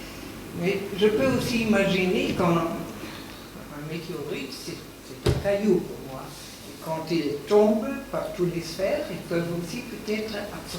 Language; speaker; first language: French; non-native, learner; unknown